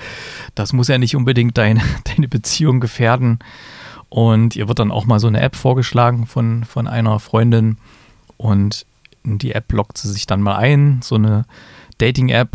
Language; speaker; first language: German; native; German